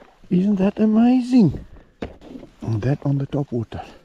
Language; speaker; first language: English; non-native, local second language; Afrikaans